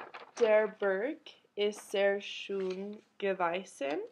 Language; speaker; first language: German; non-native, learner; English